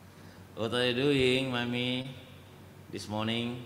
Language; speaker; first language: English; non-native, learner; Indonesian